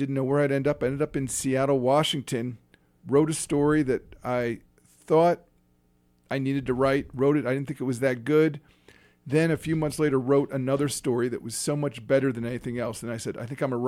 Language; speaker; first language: English; native; English